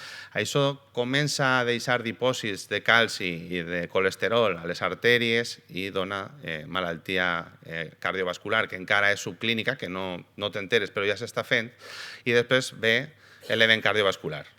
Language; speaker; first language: Catalan; native; Catalan